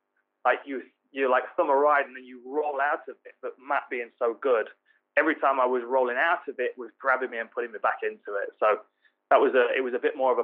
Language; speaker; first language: English; native; English